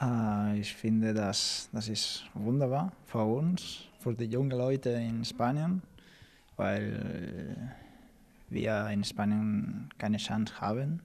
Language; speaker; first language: German; non-native, learner; Spanish